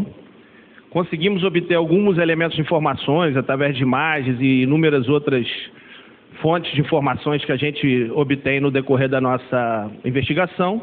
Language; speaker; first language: Portuguese; native; Portuguese